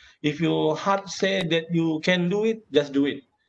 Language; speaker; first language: English; non-native, local second language; Malay